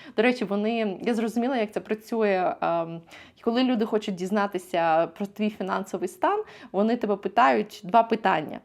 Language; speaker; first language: Ukrainian; native; Ukrainian